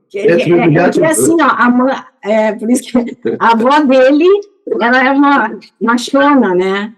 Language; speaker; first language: Portuguese; early bilingual, other home language; Persian